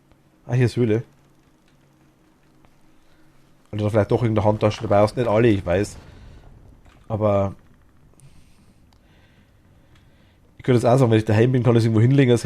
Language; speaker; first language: German; native; German